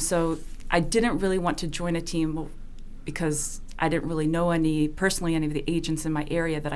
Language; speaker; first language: English; non-native, fluent; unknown